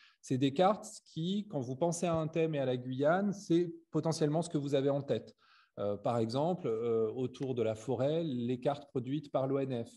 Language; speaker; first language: French; native; French